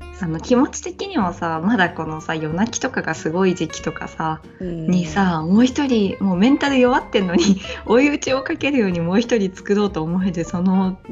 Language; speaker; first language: Japanese; native; Japanese